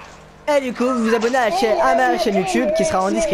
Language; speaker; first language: French; native; French